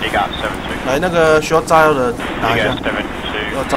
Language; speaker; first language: Chinese; native; Chinese